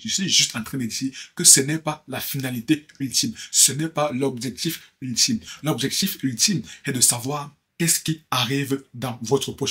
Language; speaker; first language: French; native; French